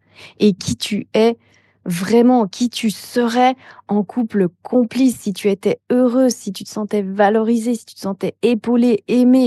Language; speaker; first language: French; native; French